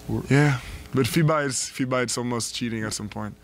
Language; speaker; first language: English; non-native, fluent; French